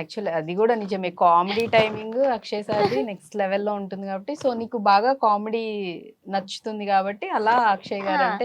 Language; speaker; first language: Telugu; native; Telugu